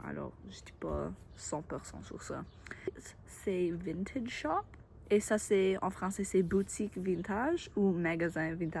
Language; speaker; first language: French; non-native, learner; English